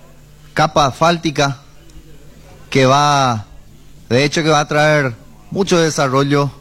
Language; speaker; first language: Spanish; native; Spanish